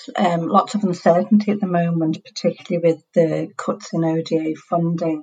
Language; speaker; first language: English; native; English